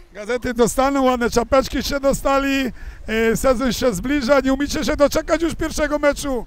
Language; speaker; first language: Polish; native; Polish